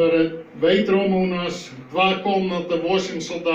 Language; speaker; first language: Russian; non-native, learner; Dutch